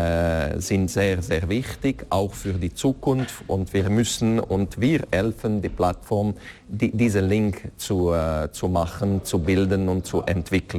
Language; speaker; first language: German; non-native, local second language; French